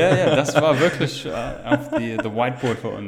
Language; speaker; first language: German; non-native, fluent; English